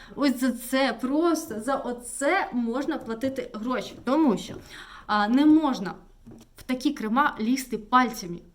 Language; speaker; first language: Ukrainian; non-native, local second language; Russian